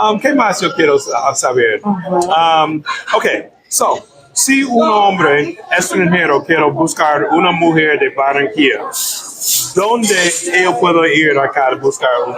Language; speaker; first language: Spanish; non-native, learner; English